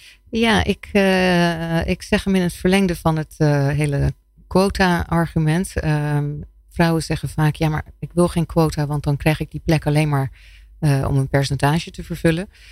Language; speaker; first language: Dutch; non-native, fluent; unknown